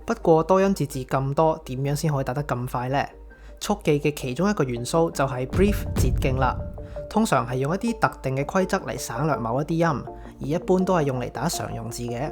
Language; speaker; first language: Cantonese; native; Cantonese